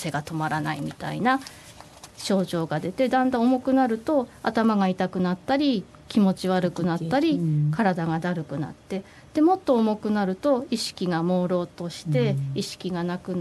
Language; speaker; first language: Japanese; native; Japanese